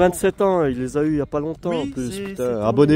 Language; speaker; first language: French; native; French